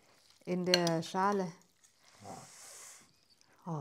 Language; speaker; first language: German; non-native, learner; Vietnamese